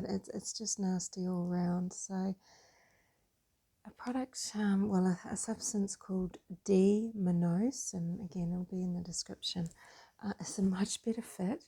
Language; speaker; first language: English; native; English